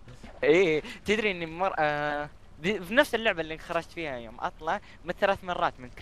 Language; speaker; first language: Arabic; native; Arabic